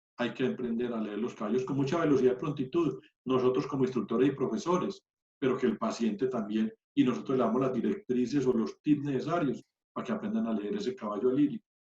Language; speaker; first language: Spanish; native; Spanish